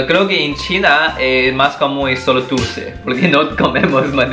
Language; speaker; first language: Spanish; non-native, learner; Chinese